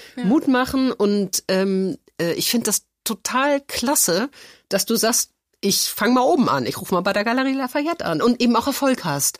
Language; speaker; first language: German; native; German